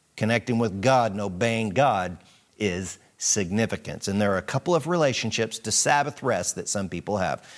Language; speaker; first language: English; native; English